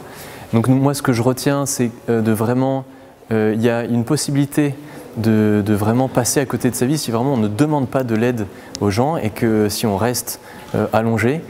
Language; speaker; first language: French; native; French